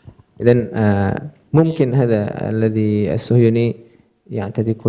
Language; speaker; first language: Arabic; non-native, learner; Indonesian